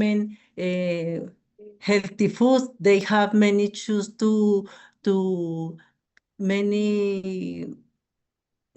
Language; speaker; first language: English; non-native, learner; Spanish